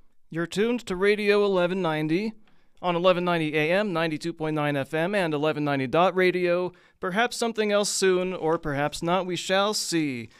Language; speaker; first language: English; native; English